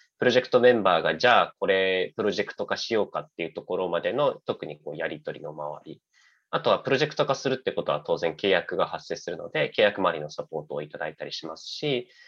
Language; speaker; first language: Japanese; native; Japanese